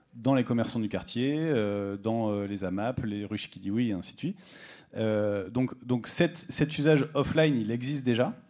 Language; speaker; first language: French; native; French